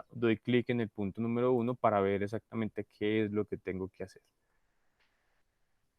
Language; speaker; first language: Spanish; native; Spanish